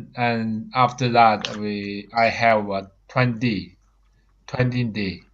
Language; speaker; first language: English; non-native, learner; Chinese